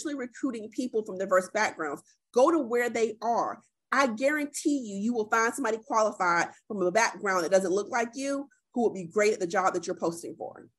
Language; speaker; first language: English; native; English